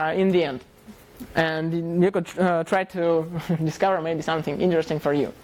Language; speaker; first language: English; non-native, fluent; Russian